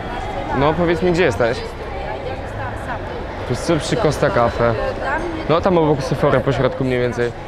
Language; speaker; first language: Polish; native; Polish